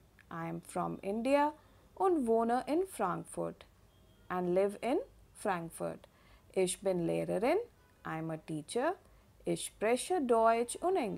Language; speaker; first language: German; non-native, fluent; Hindi